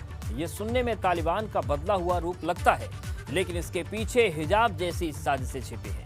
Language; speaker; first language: Hindi; native; Hindi